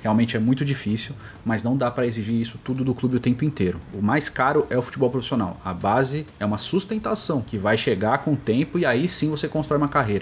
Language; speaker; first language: Portuguese; native; Portuguese